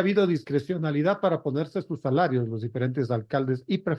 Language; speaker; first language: Spanish; native; Spanish